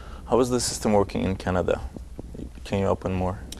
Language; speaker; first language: English; non-native, fluent; Turkish